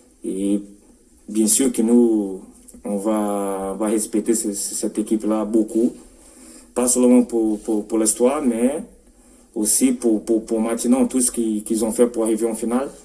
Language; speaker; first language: French; non-native, fluent; Portuguese